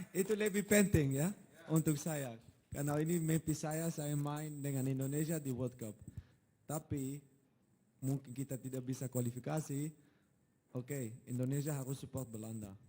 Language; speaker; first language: Indonesian; non-native, fluent; Dutch